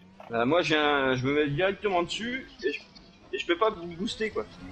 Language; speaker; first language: French; native; French